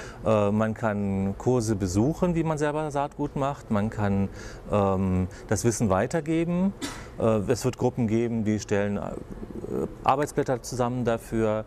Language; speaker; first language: German; native; German